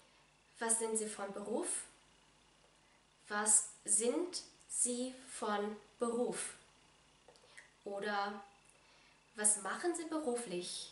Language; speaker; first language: German; non-native, fluent; Vietnamese